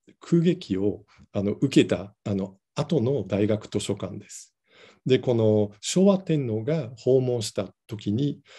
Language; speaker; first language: Japanese; non-native, fluent; Dutch